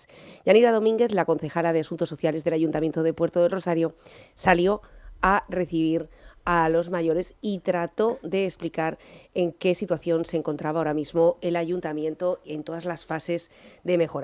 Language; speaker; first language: Spanish; native; Spanish